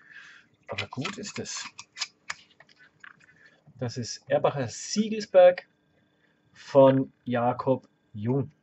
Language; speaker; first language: German; native; German